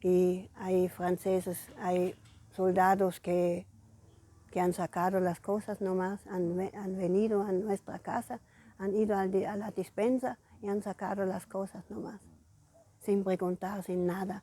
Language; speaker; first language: Spanish; non-native, fluent; German